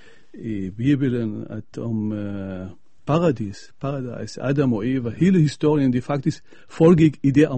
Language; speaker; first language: Danish; non-native, fluent; Arabic